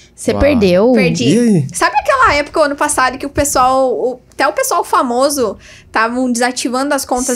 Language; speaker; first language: Portuguese; native; Portuguese